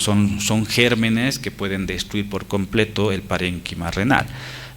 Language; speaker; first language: Spanish; native; Spanish